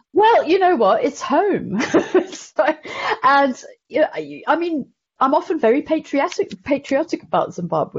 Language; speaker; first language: English; native; English